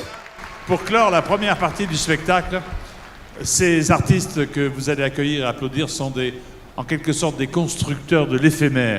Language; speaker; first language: French; native; French